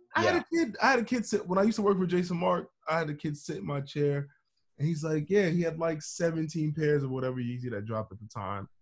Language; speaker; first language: English; native; English